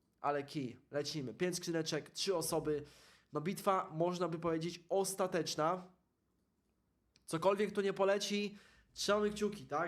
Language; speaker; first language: Polish; native; Polish